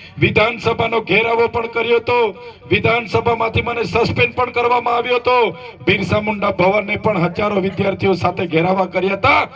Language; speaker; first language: Gujarati; non-native, local second language; Vasavi